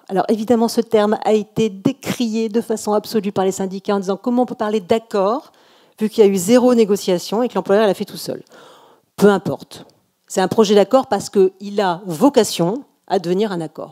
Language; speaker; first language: French; native; French